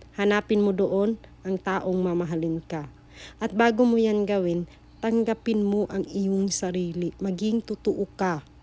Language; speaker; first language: Filipino; non-native, local second language; Cebuano